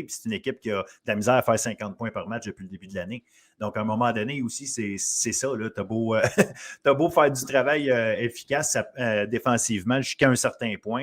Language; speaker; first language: French; native; French